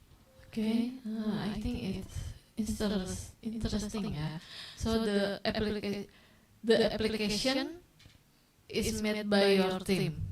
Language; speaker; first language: English; non-native, learner; Indonesian